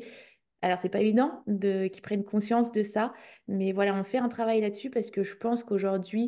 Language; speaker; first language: French; native; French